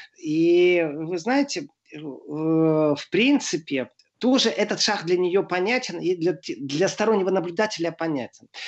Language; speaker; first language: Russian; native; Russian